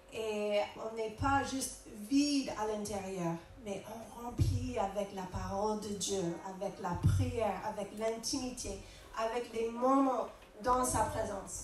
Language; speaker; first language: French; non-native, fluent; English